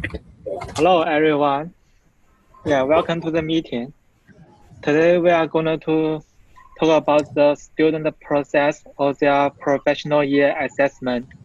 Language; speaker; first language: English; non-native, fluent; Chinese